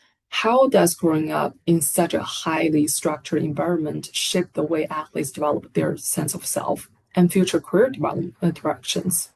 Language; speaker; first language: English; non-native, fluent; Chinese